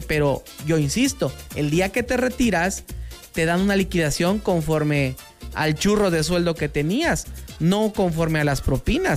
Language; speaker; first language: Spanish; native; Spanish